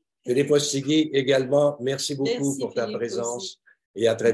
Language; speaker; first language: French; native; French